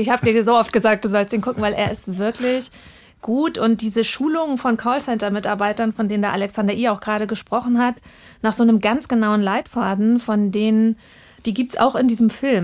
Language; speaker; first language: German; native; German